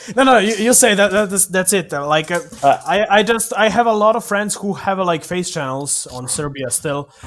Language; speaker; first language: English; non-native, fluent; Serbian